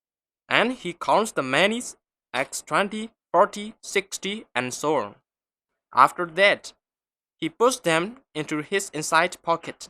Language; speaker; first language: English; non-native, fluent; Burmese